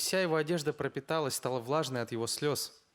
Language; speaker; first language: Russian; native; Russian